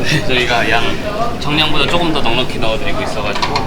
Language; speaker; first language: Korean; native; Korean